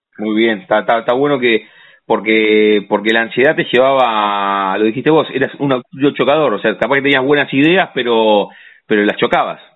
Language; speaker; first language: Spanish; native; Spanish